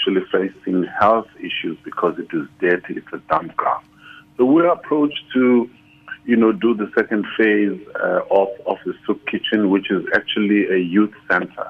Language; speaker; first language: English; non-native, local second language; Xhosa